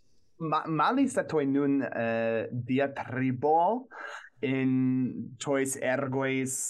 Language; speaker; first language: Greek; non-native, fluent; English